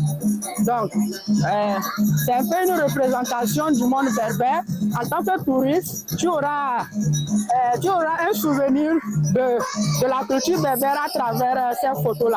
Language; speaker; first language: French; non-native, fluent; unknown